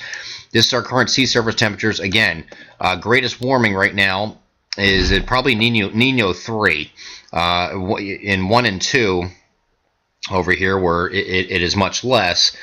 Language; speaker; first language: English; native; English